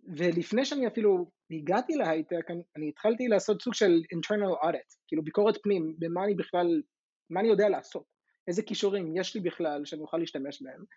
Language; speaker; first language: Hebrew; non-native, fluent; English